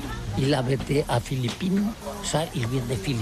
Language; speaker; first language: French; non-native, learner; Catalan